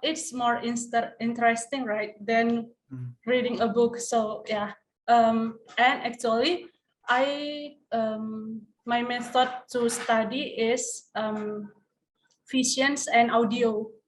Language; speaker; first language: English; non-native, learner; Indonesian